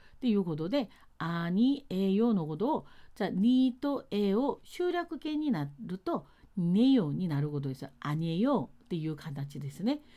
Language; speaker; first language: Japanese; non-native, fluent; Korean